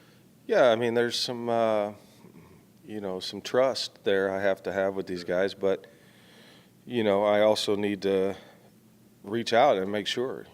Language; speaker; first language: English; native; English